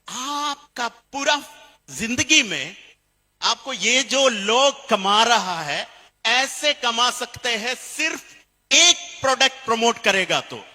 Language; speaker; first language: Hindi; non-native, fluent; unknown